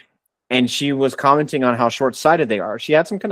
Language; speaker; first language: English; native; English